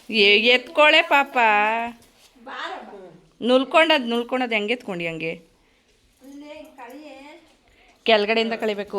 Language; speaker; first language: Kannada; native; Kannada